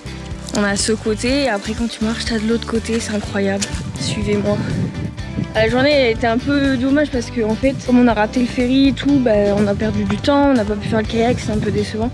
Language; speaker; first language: French; native; French